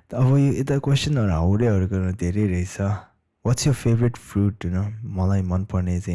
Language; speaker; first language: Nepali; non-native, local second language; Tibetan